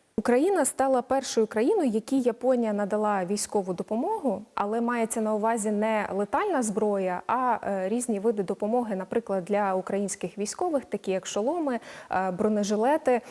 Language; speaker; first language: Ukrainian; native; Ukrainian